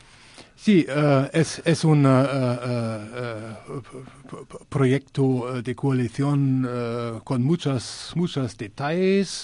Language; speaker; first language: Spanish; non-native, learner; German